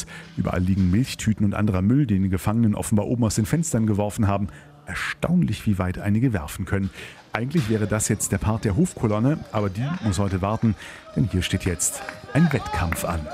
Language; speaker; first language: German; native; German